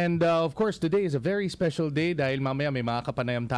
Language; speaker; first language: Filipino; native; Filipino